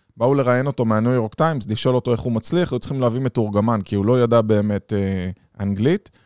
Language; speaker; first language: Hebrew; native; Hebrew